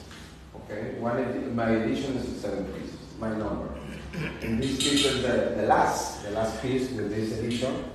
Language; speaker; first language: English; non-native, learner; Spanish